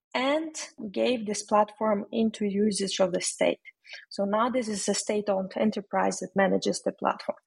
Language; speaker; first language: English; non-native, fluent; Ukrainian